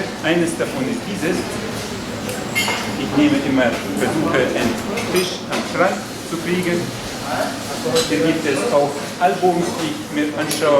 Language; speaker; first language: German; non-native, fluent; Russian